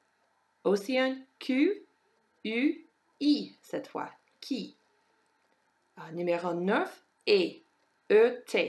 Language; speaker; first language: French; non-native, fluent; English